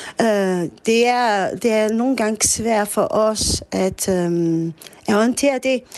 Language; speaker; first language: Danish; non-native, fluent; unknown